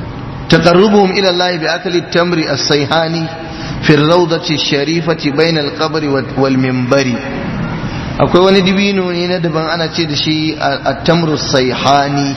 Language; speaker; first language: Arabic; non-native, fluent; Hausa